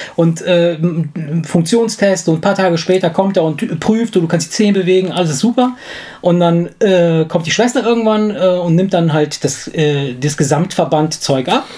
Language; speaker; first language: German; non-native, fluent; Italian